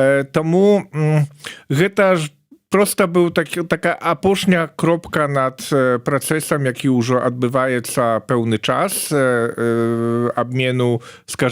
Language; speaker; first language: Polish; non-native, learner; Belarusian